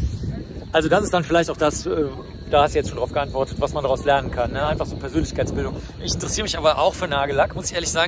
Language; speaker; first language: German; native; German